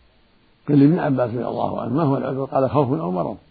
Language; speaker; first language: Arabic; native; Arabic